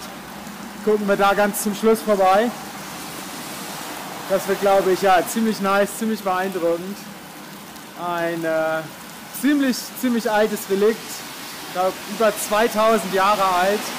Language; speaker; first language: German; native; German